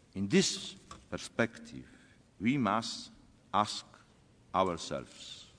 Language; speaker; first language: English; non-native, fluent; Polish